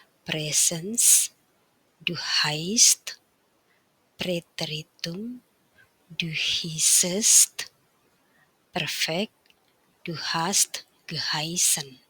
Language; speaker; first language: German; non-native, fluent; Indonesian